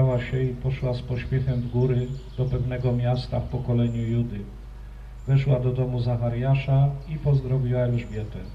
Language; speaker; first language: Polish; native; Polish